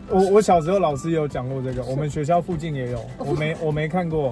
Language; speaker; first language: Chinese; native; Chinese